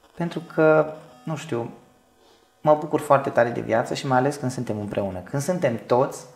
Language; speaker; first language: Romanian; native; Romanian